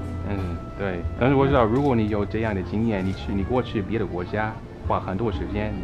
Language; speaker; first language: Chinese; non-native, fluent; English